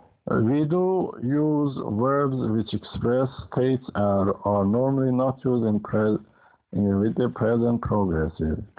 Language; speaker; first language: English; non-native, fluent; Persian